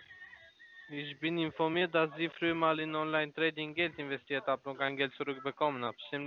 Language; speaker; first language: German; non-native, learner; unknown